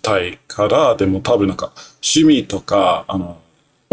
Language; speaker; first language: Japanese; non-native, learner; English